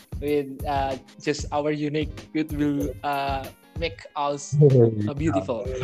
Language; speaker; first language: English; non-native, learner; Indonesian